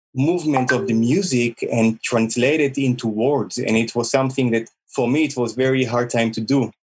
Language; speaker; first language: English; non-native, fluent; Hebrew